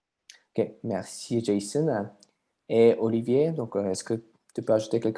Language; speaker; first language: French; non-native, fluent; Korean